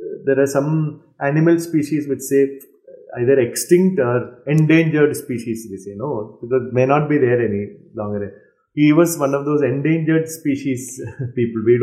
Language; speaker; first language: English; non-native, local second language; Malayalam